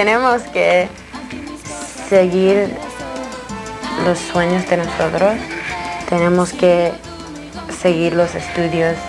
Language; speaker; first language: Spanish; early bilingual, heritage; Spanish